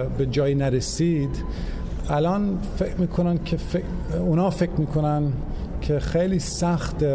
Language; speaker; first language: Persian; early bilingual, heritage; English